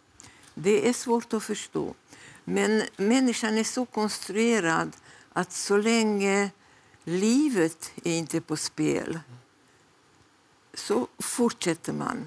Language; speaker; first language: Swedish; non-native, fluent; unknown